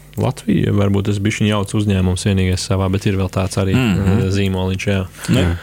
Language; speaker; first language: Latvian; native; Latvian